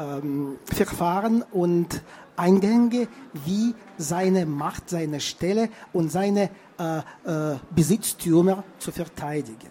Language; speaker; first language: German; non-native, fluent; Russian